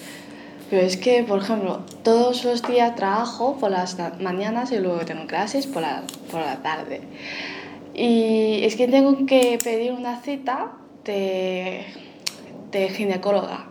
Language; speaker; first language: Spanish; non-native, fluent; Chinese